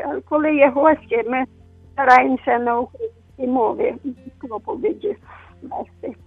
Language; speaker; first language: Ukrainian; non-native, local second language; Romanian